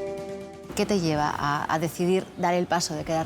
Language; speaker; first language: Spanish; native; Spanish